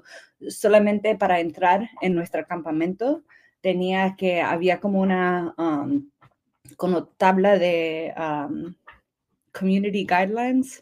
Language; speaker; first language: Spanish; early bilingual, heritage; English